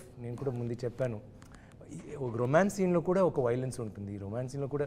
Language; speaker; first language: Telugu; non-native, learner; Tamil